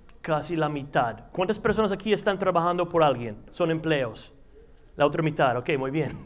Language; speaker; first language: Spanish; non-native, fluent; English